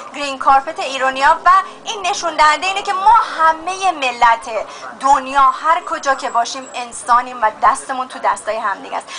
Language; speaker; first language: Persian; native; Persian